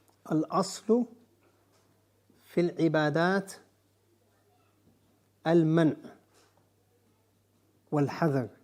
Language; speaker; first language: Arabic; non-native, fluent; English